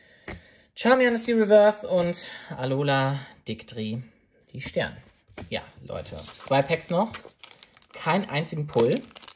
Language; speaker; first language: German; native; German